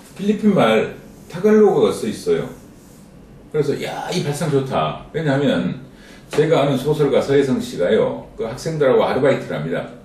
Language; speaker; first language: Korean; native; Korean